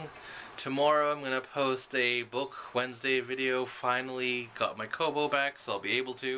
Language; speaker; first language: English; native; English